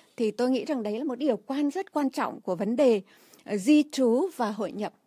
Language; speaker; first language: Vietnamese; native; Vietnamese